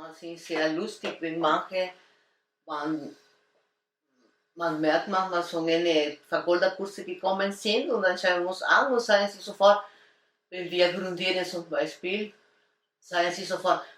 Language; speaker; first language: German; non-native, learner; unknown